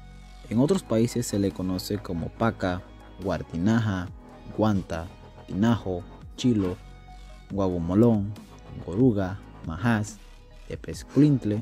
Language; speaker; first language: Spanish; native; Spanish